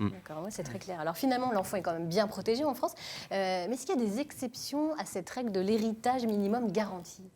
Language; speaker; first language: French; native; French